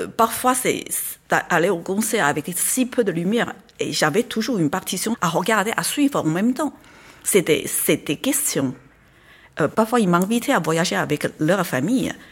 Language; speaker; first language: French; non-native, fluent; Chinese